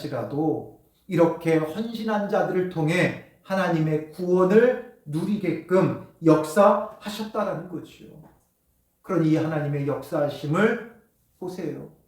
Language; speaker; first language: Korean; native; Korean